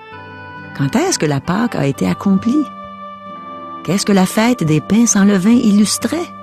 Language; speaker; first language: French; native; French